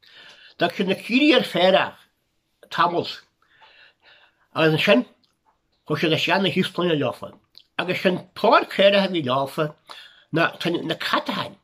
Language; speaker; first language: Irish; native; Irish